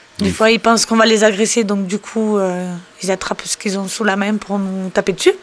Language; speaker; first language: French; early bilingual, other home language; Portuguese